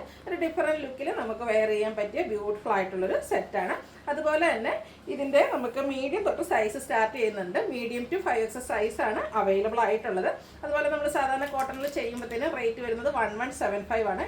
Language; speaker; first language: Malayalam; native; Malayalam